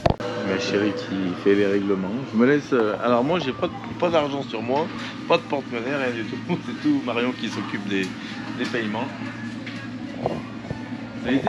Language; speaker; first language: French; native; French